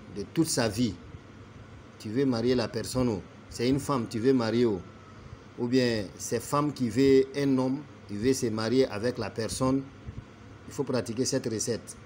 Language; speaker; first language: French; non-native, local second language; Bambara